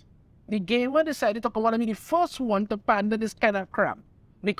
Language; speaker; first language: English; native; English